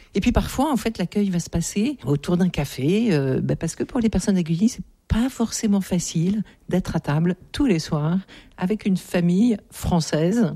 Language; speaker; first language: French; native; French